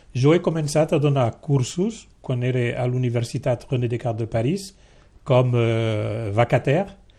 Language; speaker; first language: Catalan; non-native, local second language; French